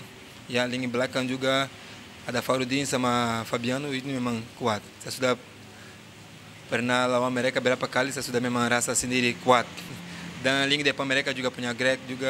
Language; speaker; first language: Indonesian; non-native, fluent; Portuguese